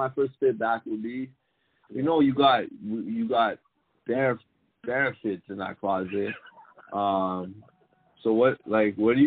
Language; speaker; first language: English; native; English